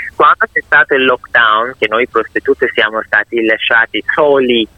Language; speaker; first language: Italian; non-native, fluent; Turkish